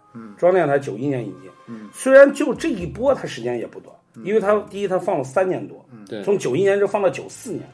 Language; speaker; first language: Chinese; native; Chinese